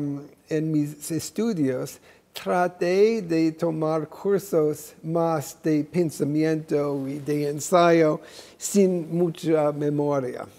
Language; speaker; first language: Spanish; non-native, fluent; English